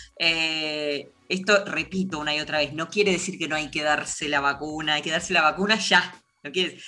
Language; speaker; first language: Spanish; native; Spanish